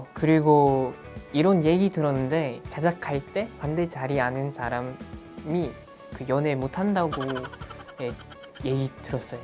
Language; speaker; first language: Korean; non-native, fluent; English